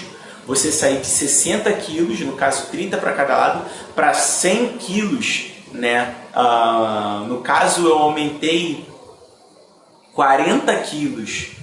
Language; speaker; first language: Portuguese; native; Portuguese